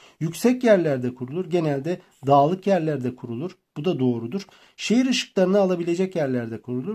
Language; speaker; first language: Turkish; native; Turkish